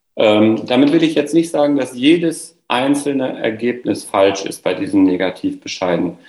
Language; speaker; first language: German; native; German